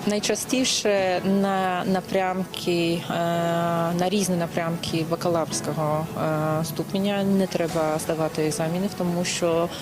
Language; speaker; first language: Ukrainian; non-native, fluent; Polish